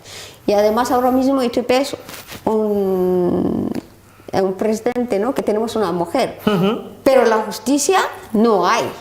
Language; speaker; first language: Spanish; non-native, learner; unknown